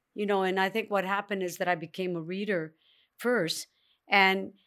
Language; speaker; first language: English; early bilingual, other home language; Spanish